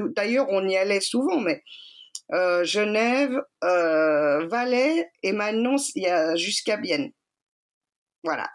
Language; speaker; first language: French; native; French